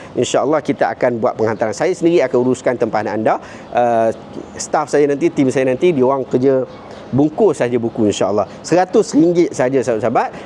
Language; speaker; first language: Malay; native; Malay